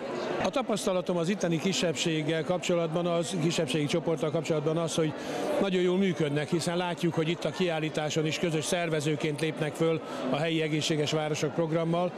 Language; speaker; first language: Hungarian; native; Hungarian